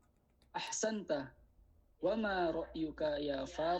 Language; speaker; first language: Arabic; non-native, learner; Indonesian